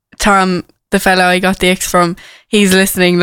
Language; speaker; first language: English; native; English